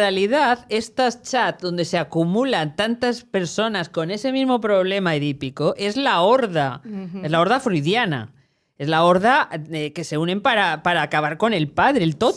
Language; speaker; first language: Spanish; native; Spanish